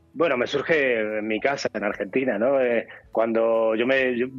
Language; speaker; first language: Spanish; native; Spanish